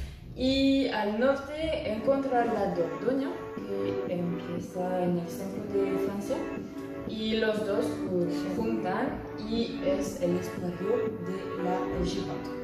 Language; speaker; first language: Spanish; non-native, fluent; French